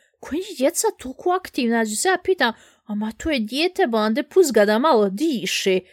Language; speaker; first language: Bosnian; early bilingual, heritage; Bosnian